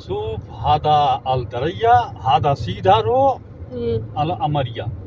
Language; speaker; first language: Arabic; non-native, learner; Hindi